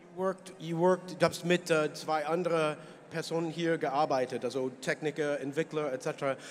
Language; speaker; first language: German; non-native, learner; English